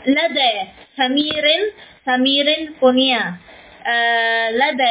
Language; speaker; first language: Arabic; non-native, fluent; Indonesian